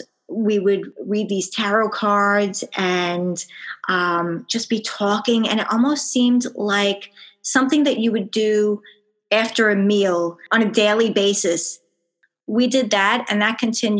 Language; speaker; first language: English; native; English